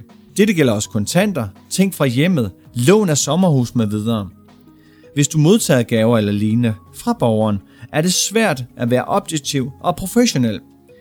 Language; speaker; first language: Danish; native; Danish